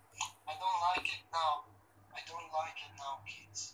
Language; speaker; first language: English; non-native, learner; Romany